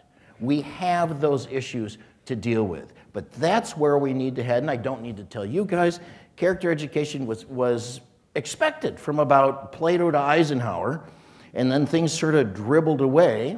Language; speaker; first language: English; native; English